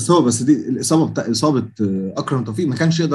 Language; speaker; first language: Arabic; native; Arabic